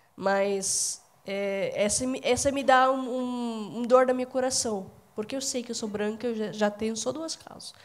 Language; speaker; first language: Portuguese; non-native, fluent; Arabic